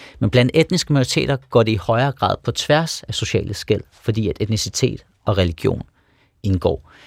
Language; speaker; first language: Danish; early bilingual, other home language; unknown